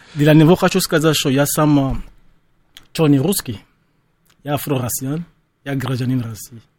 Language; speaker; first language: Russian; non-native, fluent; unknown